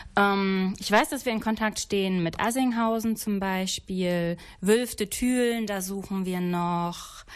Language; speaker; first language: German; native; German